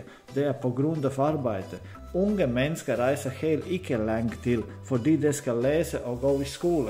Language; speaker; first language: Swedish; non-native, learner; Danish